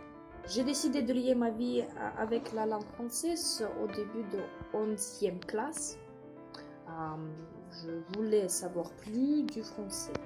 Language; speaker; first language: French; non-native, fluent; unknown